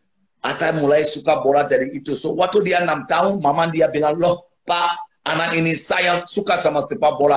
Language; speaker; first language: Indonesian; non-native, fluent; English